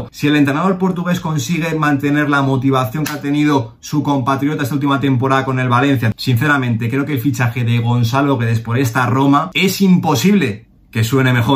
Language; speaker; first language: Spanish; native; Spanish